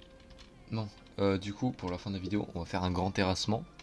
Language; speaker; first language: French; native; French